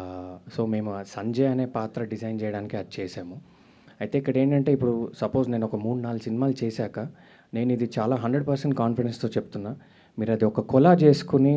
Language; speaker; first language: Telugu; native; Telugu